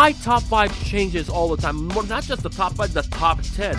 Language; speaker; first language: English; native; English